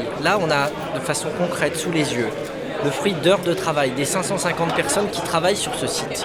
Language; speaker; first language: French; native; French